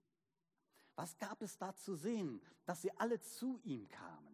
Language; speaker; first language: German; native; German